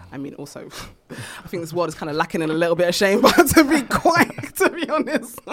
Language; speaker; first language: English; native; English